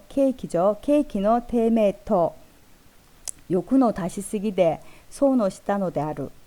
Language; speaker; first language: Japanese; non-native, fluent; Korean